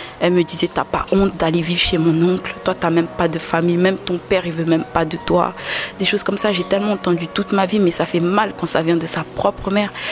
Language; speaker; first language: French; early bilingual, other home language; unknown